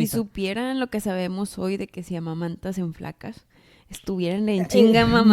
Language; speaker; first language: Spanish; native; Spanish